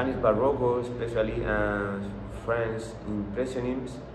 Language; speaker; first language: English; non-native, learner; Spanish